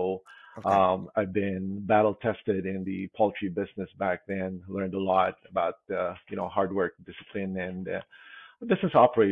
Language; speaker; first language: English; non-native, local second language; Filipino